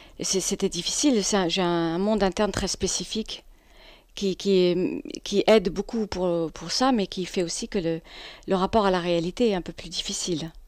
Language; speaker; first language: French; non-native, fluent; English